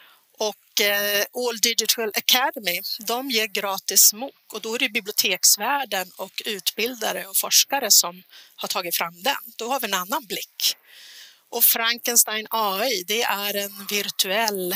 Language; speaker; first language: Swedish; native; Swedish